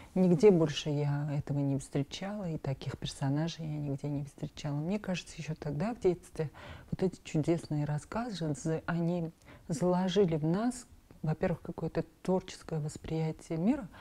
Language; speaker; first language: Russian; non-native, local second language; Armenian